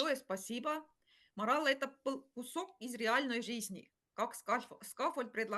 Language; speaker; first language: Russian; non-native, fluent; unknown